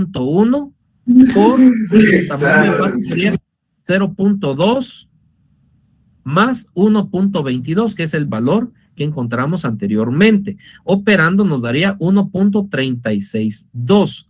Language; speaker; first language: Spanish; native; Spanish